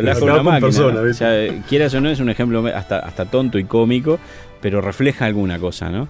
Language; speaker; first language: Spanish; native; Spanish